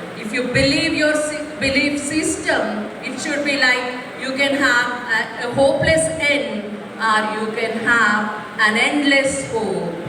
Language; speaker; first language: English; non-native, local second language; Telugu